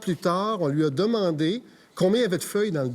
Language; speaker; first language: French; native; French